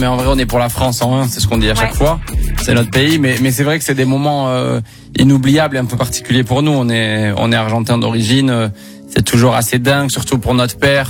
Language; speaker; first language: French; early bilingual, other home language; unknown